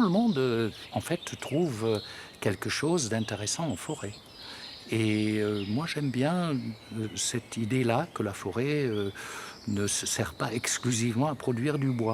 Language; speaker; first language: French; native; French